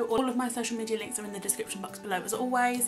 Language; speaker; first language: English; native; English